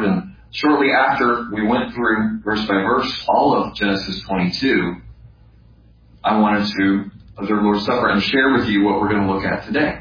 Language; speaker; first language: English; native; English